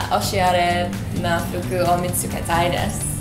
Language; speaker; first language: Japanese; non-native, learner; English